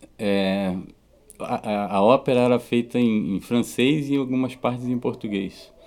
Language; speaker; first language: Portuguese; native; Portuguese